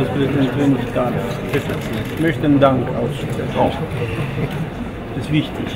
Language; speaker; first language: German; non-native, local second language; Romanian